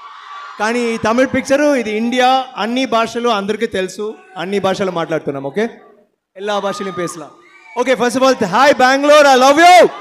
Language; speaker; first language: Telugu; non-native, learner; Tamil